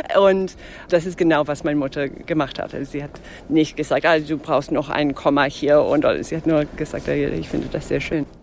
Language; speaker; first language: German; non-native, fluent; English